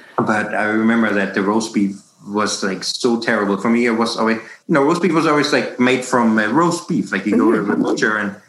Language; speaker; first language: English; non-native, fluent; German